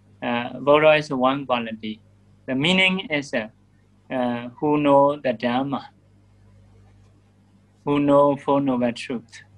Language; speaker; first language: English; non-native, learner; Burmese